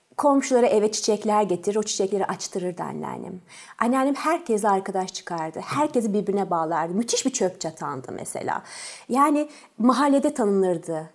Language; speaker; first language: Turkish; early bilingual, other home language; French